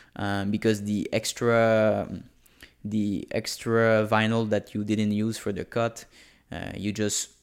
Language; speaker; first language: English; non-native, fluent; French